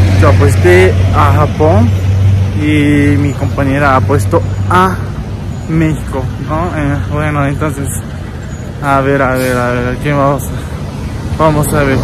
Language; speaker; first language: Spanish; non-native, learner; Japanese